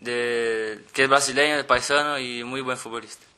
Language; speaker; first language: Spanish; non-native, fluent; Portuguese